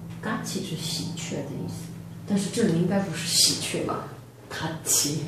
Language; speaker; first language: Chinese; native; Chinese